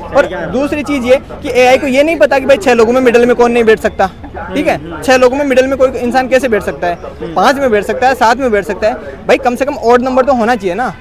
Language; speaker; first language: Hindi; native; Hindi